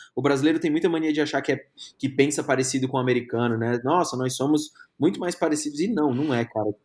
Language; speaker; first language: Portuguese; native; Portuguese